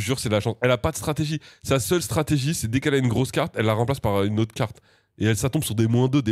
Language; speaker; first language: French; native; French